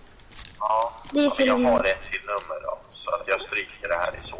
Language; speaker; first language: Swedish; native; Swedish